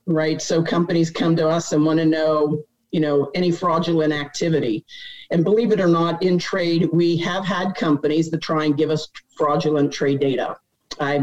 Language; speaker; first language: English; native; English